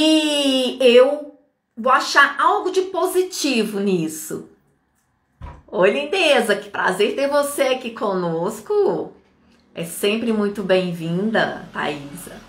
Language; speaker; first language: Portuguese; native; Portuguese